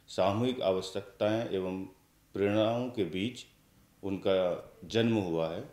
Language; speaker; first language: Hindi; native; Hindi